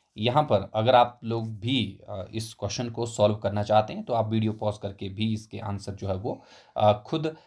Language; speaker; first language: Hindi; native; Hindi